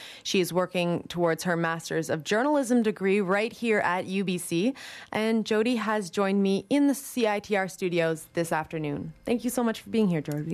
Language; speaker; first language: English; native; English